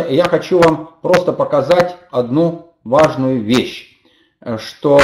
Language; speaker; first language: Russian; native; Russian